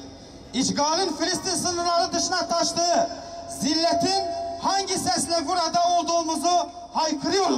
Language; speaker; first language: Turkish; native; Turkish